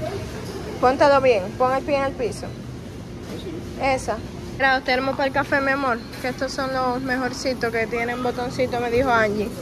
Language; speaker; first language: Spanish; native; Spanish